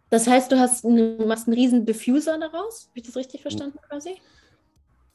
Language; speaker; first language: German; native; German